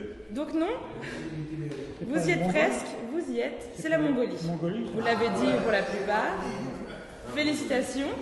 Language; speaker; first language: French; native; French